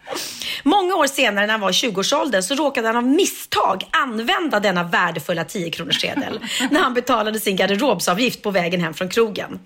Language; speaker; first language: Swedish; native; Swedish